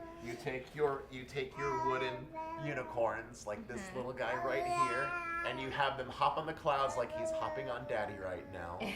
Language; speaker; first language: English; native; English